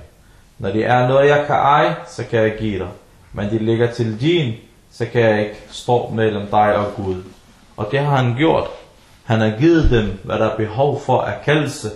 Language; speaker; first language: Danish; early bilingual, other home language; Arabic